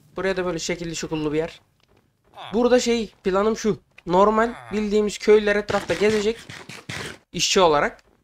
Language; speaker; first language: Turkish; native; Turkish